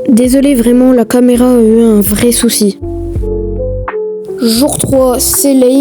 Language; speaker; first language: French; native; French